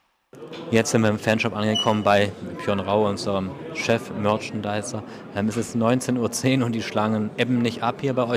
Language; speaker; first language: German; native; German